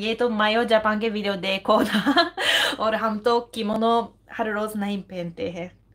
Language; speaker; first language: Hindi; non-native, fluent; Japanese